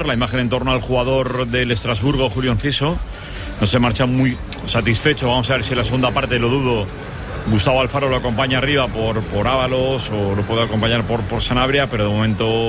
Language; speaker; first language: Spanish; native; Spanish